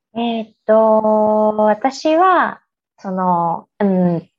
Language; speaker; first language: Japanese; native; Japanese